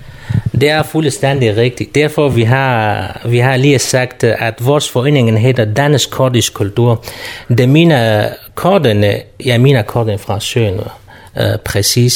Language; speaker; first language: Danish; non-native, fluent; Kurdish